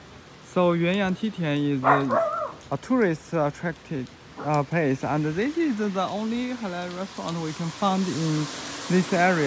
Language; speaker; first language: English; non-native, learner; Chinese